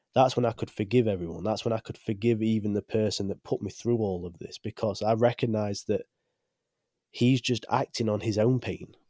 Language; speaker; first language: English; native; English